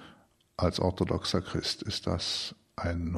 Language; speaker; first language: German; early bilingual, other home language; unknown